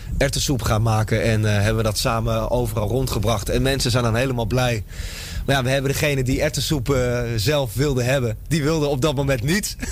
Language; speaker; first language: Dutch; native; Dutch